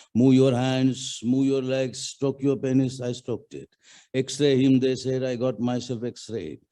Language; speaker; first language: English; non-native, local second language; Marathi